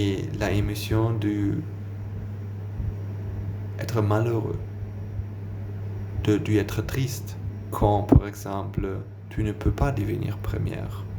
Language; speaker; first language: French; non-native, learner; German